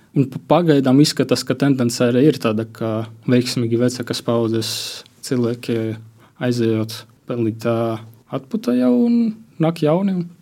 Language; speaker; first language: Latvian; non-native, local second language; Russian